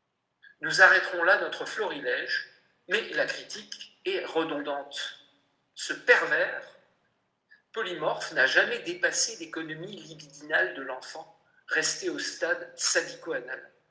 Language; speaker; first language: French; native; French